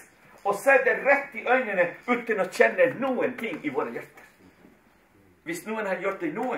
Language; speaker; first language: Swedish; non-native, fluent; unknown